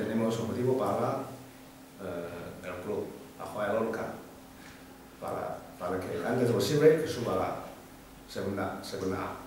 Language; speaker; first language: Spanish; non-native, fluent; Chinese